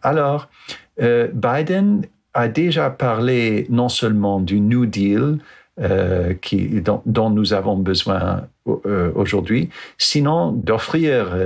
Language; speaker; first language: French; non-native, fluent; English